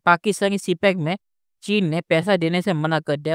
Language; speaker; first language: Hindi; native; Hindi